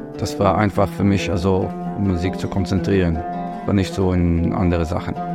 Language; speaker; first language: German; non-native, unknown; Arabic